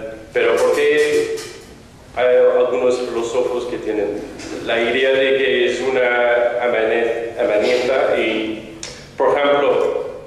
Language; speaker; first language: Spanish; non-native, fluent; English